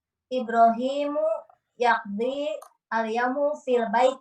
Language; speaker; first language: Arabic; non-native, learner; Indonesian